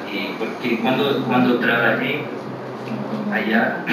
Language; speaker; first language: Spanish; early bilingual, heritage; English